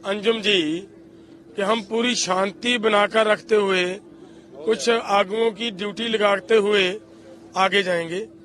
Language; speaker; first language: Hindi; non-native, local second language; Punjabi